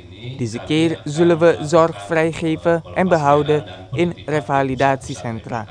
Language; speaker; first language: Dutch; non-native, fluent; Indonesian